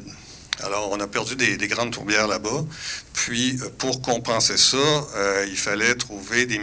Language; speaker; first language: French; native; French